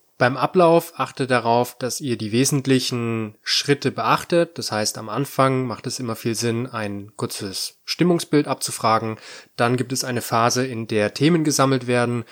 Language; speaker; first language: German; native; German